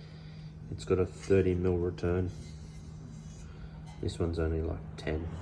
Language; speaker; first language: English; native; English